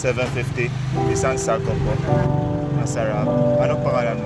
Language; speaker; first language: Filipino; non-native, learner; German